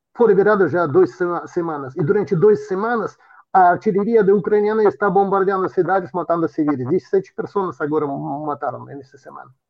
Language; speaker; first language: Portuguese; non-native, fluent; Russian